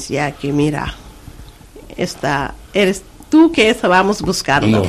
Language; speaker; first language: Spanish; non-native, learner; Wolof